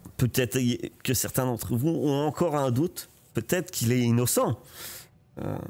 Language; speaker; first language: French; native; French